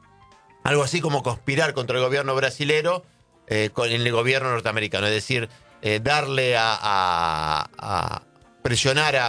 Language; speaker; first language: Spanish; native; Spanish